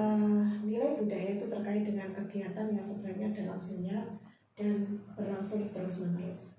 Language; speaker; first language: Indonesian; native; Indonesian